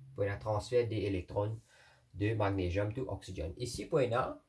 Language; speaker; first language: French; non-native, local second language; Morisyen